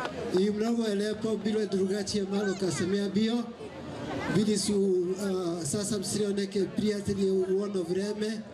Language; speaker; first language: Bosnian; non-native, fluent; Swahili